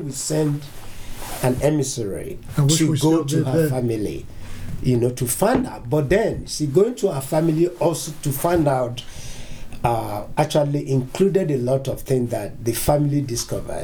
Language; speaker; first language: English; non-native, local second language; Yoruba